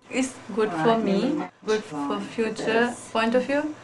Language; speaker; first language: English; non-native, learner; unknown